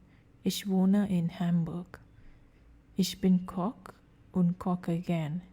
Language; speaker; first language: German; non-native, fluent; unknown